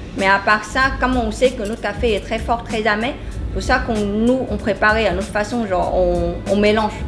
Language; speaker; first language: French; non-native, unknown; Vietnamese